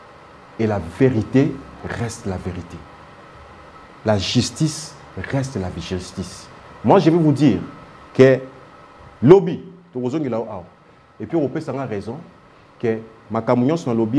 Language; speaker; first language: French; non-native, local second language; Lingala